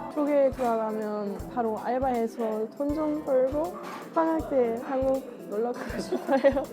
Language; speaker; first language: Korean; non-native, learner; German